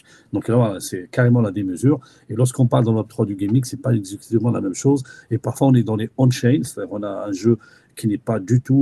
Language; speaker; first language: French; native; French